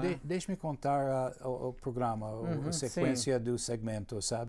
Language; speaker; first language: Portuguese; non-native, fluent; English